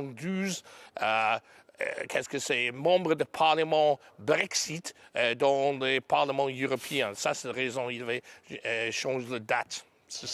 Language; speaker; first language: French; non-native, learner; English